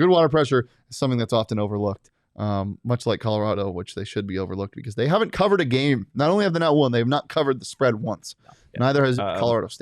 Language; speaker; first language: English; native; English